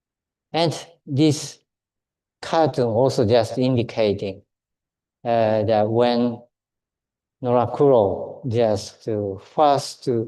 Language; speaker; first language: English; non-native, fluent; Japanese